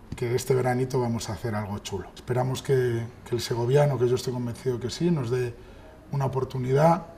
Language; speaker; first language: Spanish; native; Spanish